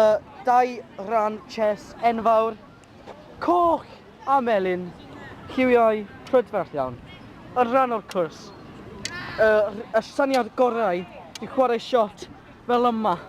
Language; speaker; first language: Welsh; non-native, local second language; English